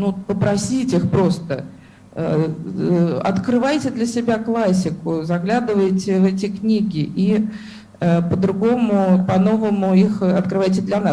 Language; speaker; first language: Russian; native; Russian